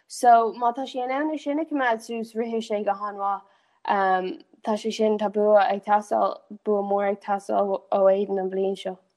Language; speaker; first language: Irish; non-native, local second language; English